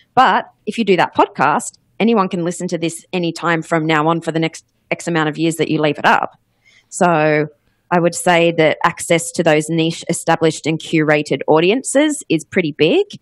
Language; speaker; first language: English; native; English